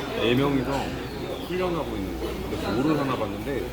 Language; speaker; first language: Korean; native; Korean